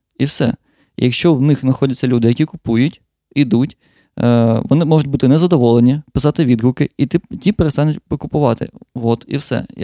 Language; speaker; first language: Ukrainian; non-native, local second language; Russian